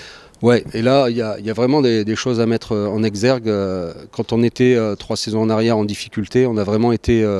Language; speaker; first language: French; native; French